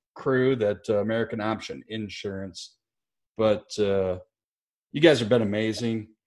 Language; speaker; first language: English; native; English